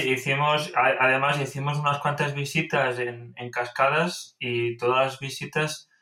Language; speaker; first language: Spanish; non-native, local second language; Catalan